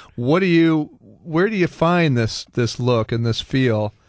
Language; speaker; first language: English; native; English